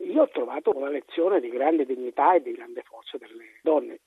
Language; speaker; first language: Italian; native; Italian